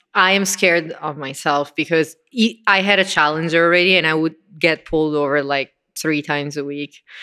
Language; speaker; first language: English; non-native, fluent; Italian